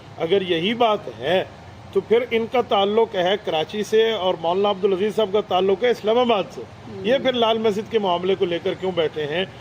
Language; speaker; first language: Urdu; non-native, local second language; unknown